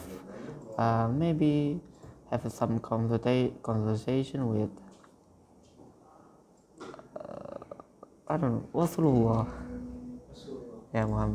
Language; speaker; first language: English; non-native, learner; Indonesian